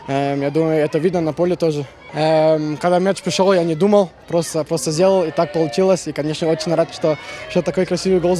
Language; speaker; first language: Russian; non-native, local second language; Kyrgyz